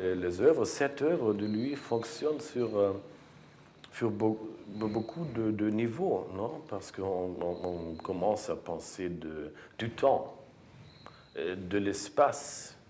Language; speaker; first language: French; non-native, fluent; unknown